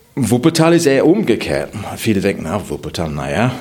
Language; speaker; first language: German; non-native, fluent; English